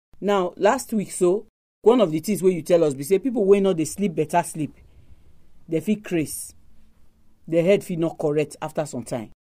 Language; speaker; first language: Nigerian Pidgin; native; Nigerian Pidgin